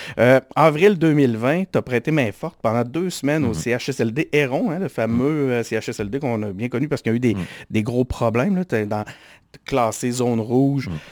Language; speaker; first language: French; native; French